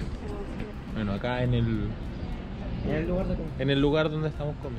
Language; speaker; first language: Spanish; native; Spanish